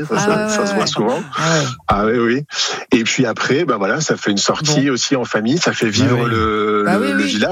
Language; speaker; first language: French; native; French